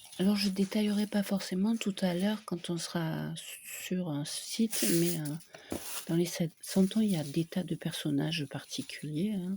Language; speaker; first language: French; non-native, fluent; Spanish